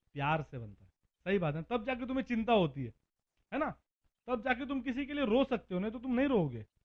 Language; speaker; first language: Hindi; non-native, local second language; Marathi